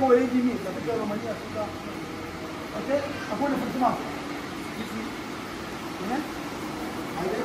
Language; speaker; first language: Romanian; non-native, learner; Arabic